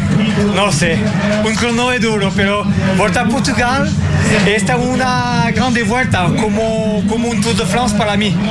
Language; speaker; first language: Portuguese; non-native, learner; Spanish